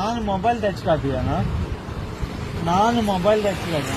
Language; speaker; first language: Kannada; non-native, learner; Telugu